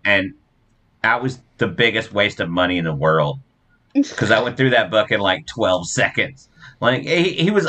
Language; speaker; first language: English; native; English